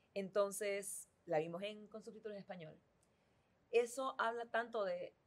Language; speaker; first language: Spanish; native; Spanish